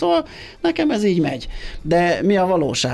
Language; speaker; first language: Hungarian; native; Hungarian